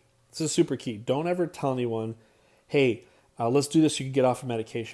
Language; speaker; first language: English; native; English